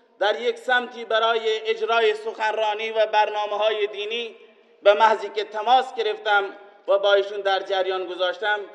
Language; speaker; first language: Persian; non-native, local second language; Baluchi